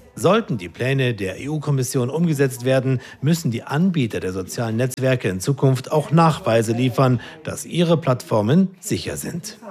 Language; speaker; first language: German; native; German